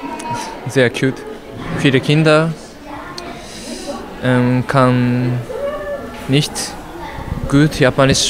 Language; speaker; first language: German; non-native, learner; Japanese